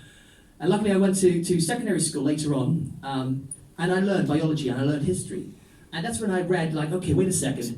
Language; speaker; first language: English; non-native, fluent; Dutch